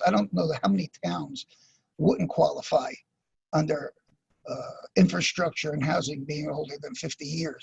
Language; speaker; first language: English; native; English